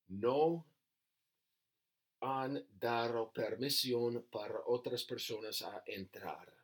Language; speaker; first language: Spanish; non-native, learner; English